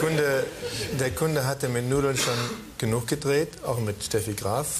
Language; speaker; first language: German; native; German